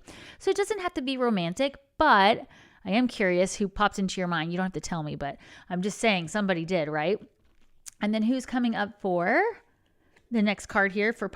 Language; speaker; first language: English; native; English